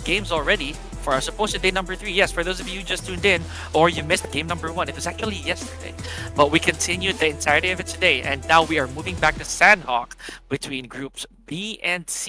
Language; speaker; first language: English; non-native, local second language; Filipino